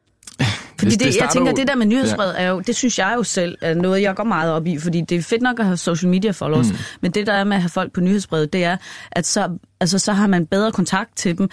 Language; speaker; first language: Danish; native; Danish